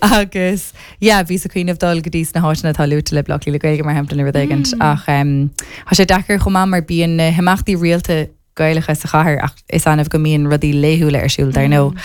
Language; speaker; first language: Irish; non-native, local second language; English